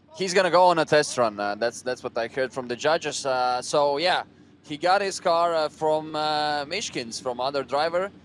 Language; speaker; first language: English; non-native, fluent; Latvian